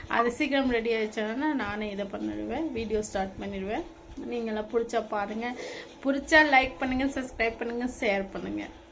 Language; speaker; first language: Tamil; non-native, fluent; Assamese